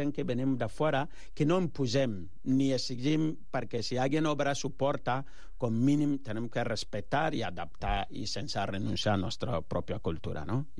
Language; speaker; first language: Catalan; non-native, fluent; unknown